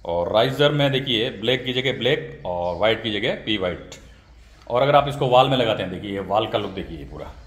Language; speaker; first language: Hindi; native; Hindi